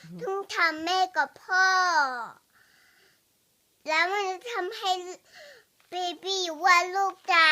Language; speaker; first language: Thai; early bilingual, heritage; English